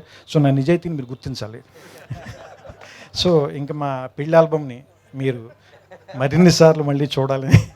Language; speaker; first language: Telugu; native; Telugu